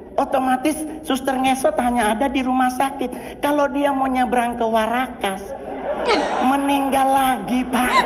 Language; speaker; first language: Indonesian; native; Indonesian